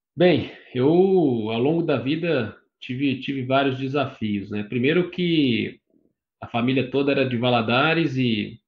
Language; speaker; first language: Portuguese; native; Portuguese